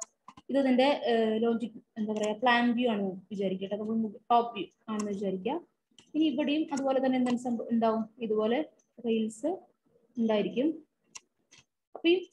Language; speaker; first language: Malayalam; native; Malayalam